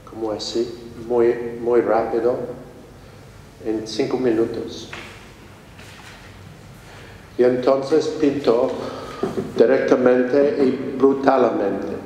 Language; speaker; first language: Spanish; non-native, fluent; English